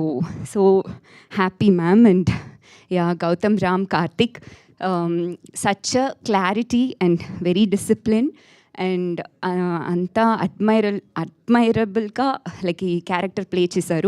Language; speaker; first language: Telugu; non-native, fluent; Tamil